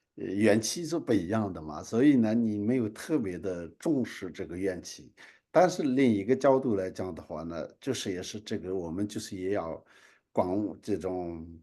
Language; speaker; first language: Chinese; non-native, local second language; Tibetan